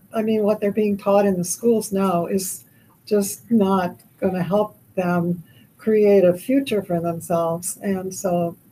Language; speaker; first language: English; native; English